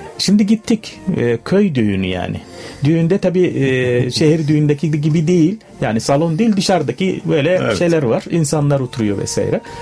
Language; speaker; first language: Turkish; non-native, fluent; Arabic